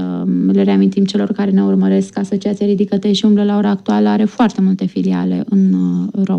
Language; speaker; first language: Romanian; native; Romanian